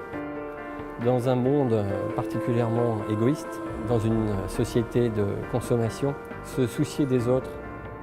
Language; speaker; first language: French; native; French